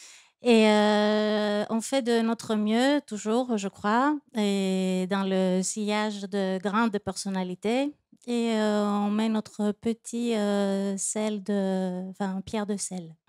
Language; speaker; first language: French; non-native, fluent; Greek